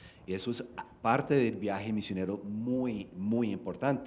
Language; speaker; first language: Spanish; non-native, fluent; English